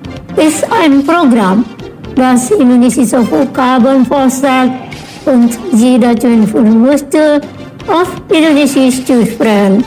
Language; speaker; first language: German; non-native, fluent; Indonesian